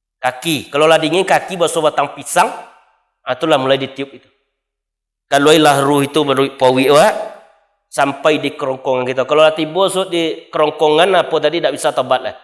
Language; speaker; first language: Malay; non-native, local second language; Minangkabau